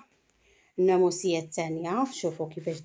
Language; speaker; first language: Arabic; native; Arabic